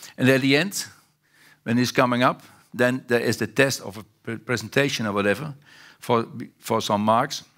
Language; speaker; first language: English; non-native, fluent; Dutch